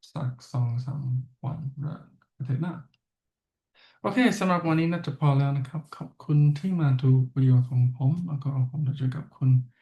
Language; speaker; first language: Thai; non-native, learner; English